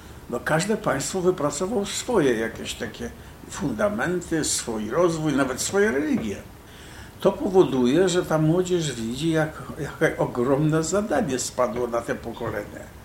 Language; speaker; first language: Polish; native; Polish